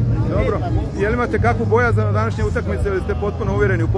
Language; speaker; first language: Serbian; native; Serbian